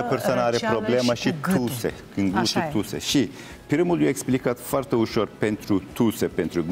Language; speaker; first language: Romanian; non-native, learner; Turkish